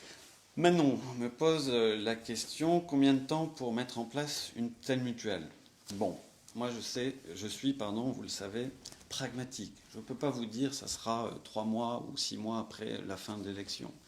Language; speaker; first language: French; native; French